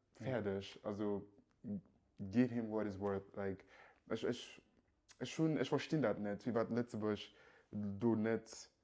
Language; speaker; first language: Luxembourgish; early bilingual, other home language; Yoruba